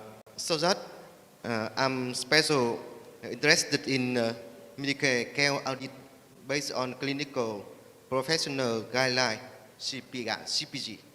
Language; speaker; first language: English; non-native, learner; Vietnamese